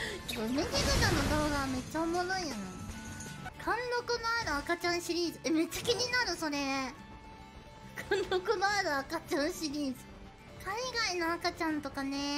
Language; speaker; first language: Japanese; native; Japanese